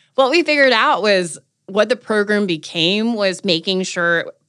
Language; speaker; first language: English; native; English